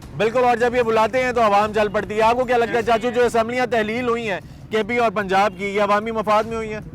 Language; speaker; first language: Urdu; native; Urdu